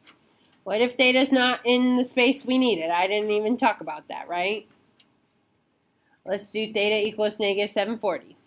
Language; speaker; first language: English; native; English